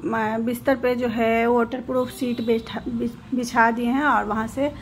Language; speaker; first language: Hindi; native; Hindi